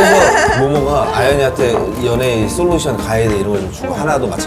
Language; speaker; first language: Korean; native; Korean